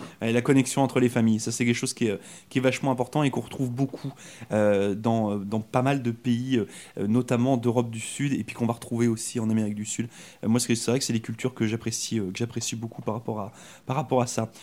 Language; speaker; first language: French; native; French